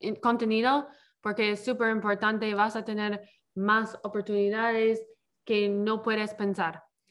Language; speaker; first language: Spanish; non-native, learner; English